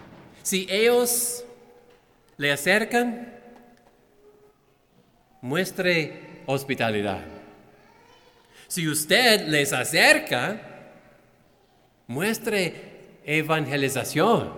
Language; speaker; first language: Spanish; non-native, fluent; English